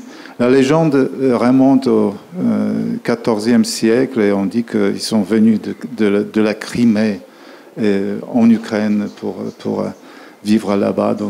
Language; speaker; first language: French; non-native, fluent; Polish